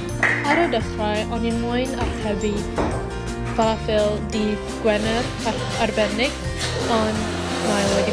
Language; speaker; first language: Welsh; non-native, learner; Malay